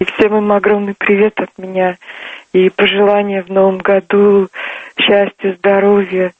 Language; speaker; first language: Russian; non-native, local second language; Turkmen